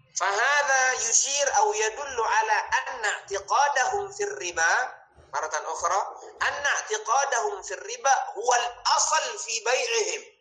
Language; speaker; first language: Arabic; non-native, fluent; Indonesian